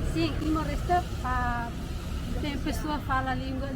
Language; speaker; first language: Portuguese; non-native, learner; Tetum